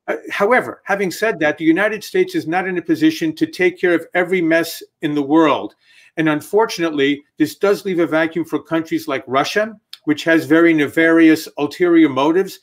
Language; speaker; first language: English; native; English